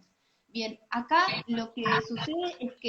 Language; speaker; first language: Spanish; native; Spanish